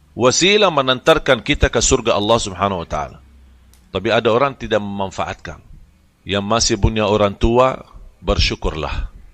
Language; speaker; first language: Malay; non-native, fluent; Arabic